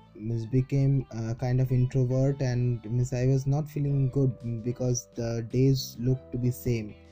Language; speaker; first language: English; non-native, local second language; Bangla